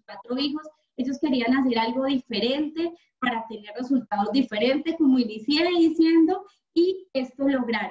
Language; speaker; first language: Spanish; native; Spanish